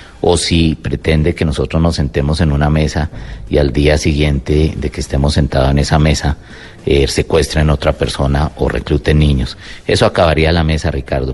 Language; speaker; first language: Spanish; native; Spanish